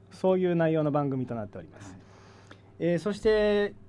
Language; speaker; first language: Japanese; native; Japanese